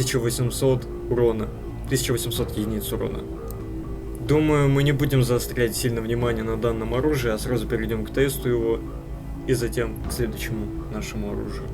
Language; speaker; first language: Russian; native; Russian